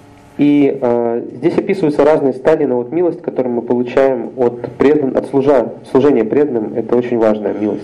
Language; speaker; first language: Russian; native; Russian